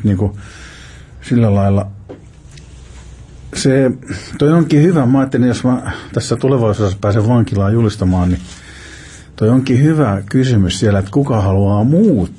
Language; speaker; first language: Finnish; native; Finnish